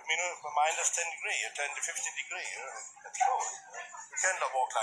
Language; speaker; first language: English; non-native, learner; German